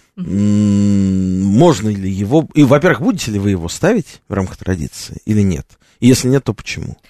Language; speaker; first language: Russian; native; Russian